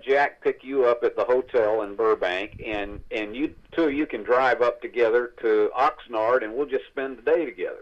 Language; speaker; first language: English; native; English